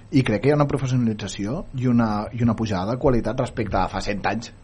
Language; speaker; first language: Catalan; native; Catalan